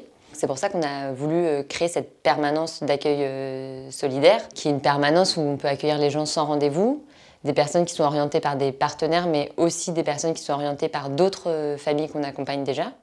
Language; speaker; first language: French; native; French